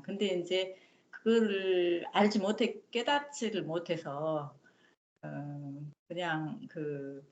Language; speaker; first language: Korean; native; Korean